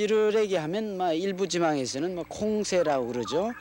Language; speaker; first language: Korean; native; Korean